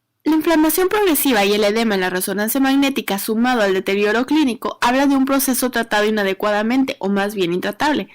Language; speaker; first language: Spanish; native; Spanish